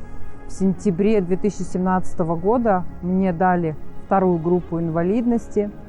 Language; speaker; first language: Russian; native; Russian